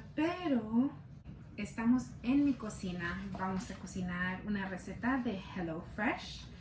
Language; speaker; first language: Spanish; early bilingual, other home language; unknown